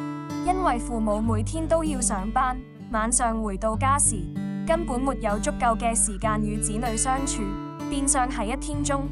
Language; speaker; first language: Cantonese; native; Cantonese